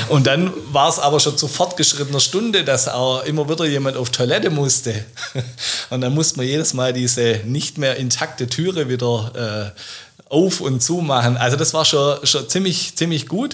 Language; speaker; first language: German; native; German